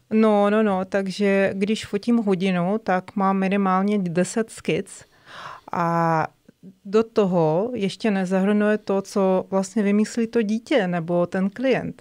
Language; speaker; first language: Czech; non-native, fluent; Russian